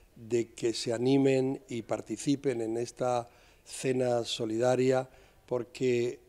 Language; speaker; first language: Spanish; native; Spanish